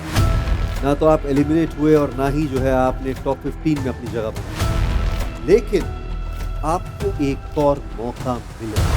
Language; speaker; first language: Hindi; native; Hindi